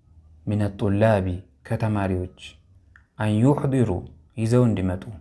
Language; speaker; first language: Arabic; non-native, fluent; Amharic